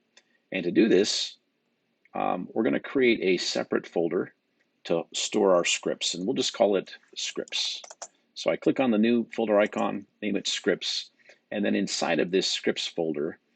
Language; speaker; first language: English; native; English